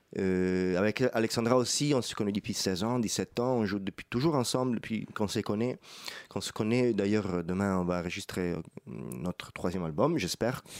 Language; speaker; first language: French; non-native, fluent; Italian